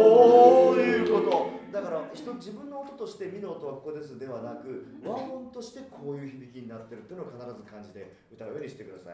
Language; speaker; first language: Japanese; native; Japanese